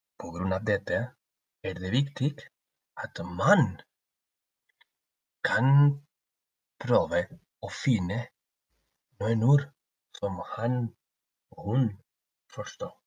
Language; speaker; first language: Norwegian; non-native, learner; Spanish